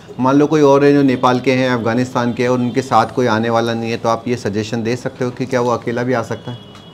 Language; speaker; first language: Hindi; native; Hindi